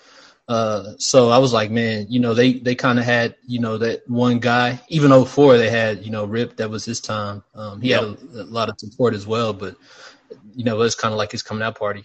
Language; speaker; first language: English; native; English